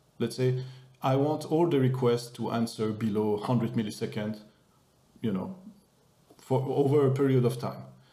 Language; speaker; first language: English; non-native, fluent; French